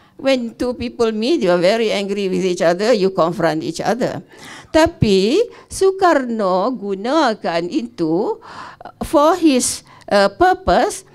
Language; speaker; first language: English; non-native, local second language; Malay